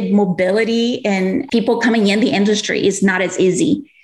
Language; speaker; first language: English; non-native, fluent; Portuguese